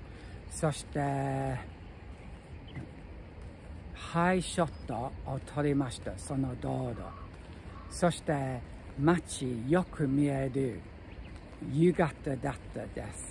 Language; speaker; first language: Japanese; non-native, learner; English